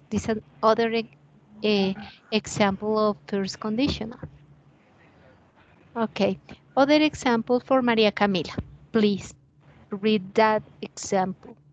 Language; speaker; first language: English; non-native, fluent; Spanish